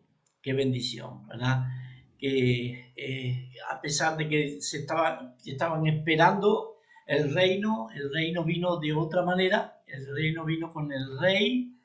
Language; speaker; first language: Spanish; native; Spanish